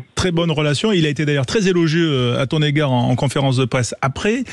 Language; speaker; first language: French; native; French